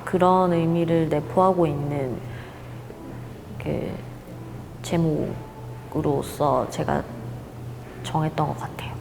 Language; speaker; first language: Korean; native; Korean